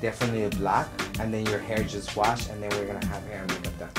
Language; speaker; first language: English; non-native, fluent; Spanish